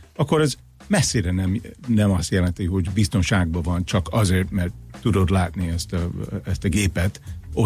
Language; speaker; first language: Hungarian; non-native, fluent; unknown